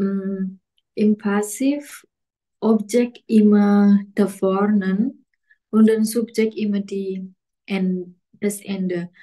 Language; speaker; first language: German; non-native, learner; Indonesian